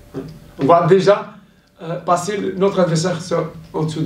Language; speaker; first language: French; non-native, learner; Portuguese